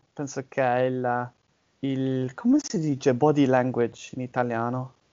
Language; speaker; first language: Italian; non-native, fluent; English